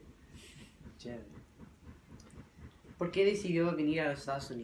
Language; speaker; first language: Spanish; early bilingual, heritage; English